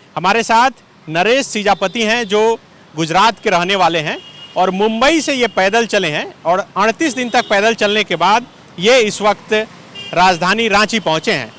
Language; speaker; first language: Hindi; native; Hindi